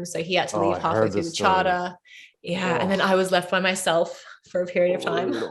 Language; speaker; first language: English; native; English